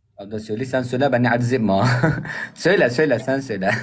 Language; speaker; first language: Turkish; native; Turkish